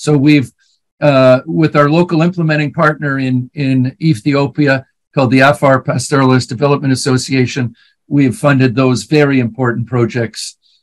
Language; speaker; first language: English; native; English